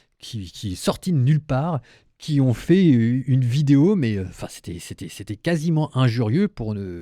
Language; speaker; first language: French; native; French